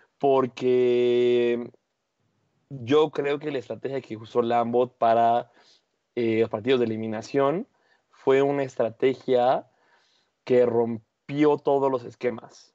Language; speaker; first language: Spanish; native; Spanish